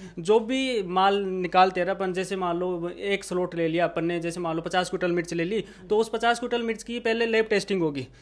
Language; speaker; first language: Hindi; native; Hindi